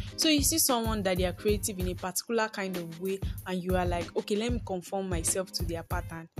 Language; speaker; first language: English; non-native, local second language; Yoruba